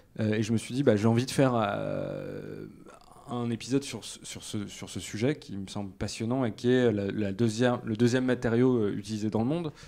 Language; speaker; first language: French; native; French